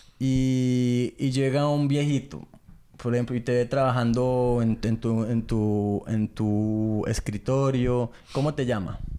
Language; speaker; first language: Spanish; early bilingual, heritage; Spanish